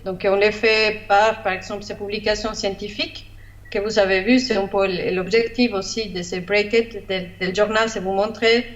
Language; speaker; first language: French; non-native, fluent; Spanish